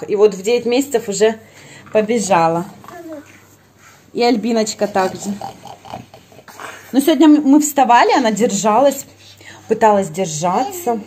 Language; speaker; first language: Russian; native; Russian